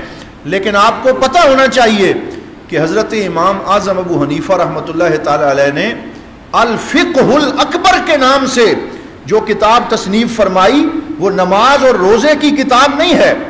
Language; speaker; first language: Urdu; native; Urdu